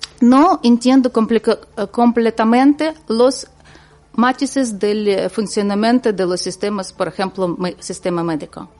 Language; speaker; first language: Spanish; non-native, learner; Ukrainian